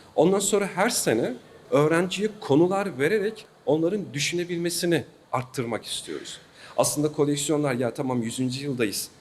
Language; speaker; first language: Turkish; native; Turkish